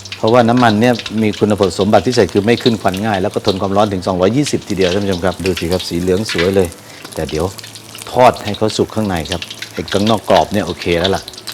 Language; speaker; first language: Thai; native; Thai